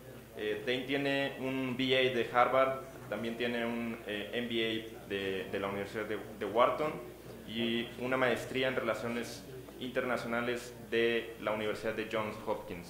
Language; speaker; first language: Spanish; native; Spanish